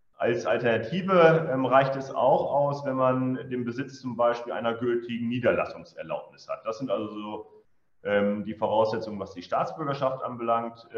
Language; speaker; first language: German; native; German